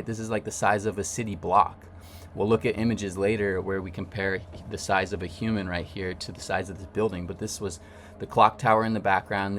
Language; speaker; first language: English; native; English